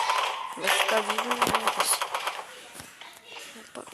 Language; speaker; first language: Portuguese; native; Portuguese